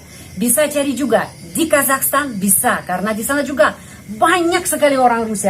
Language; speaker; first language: Indonesian; non-native, fluent; Russian